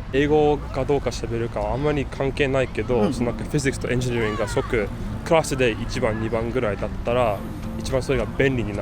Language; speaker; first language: Japanese; early bilingual, other home language; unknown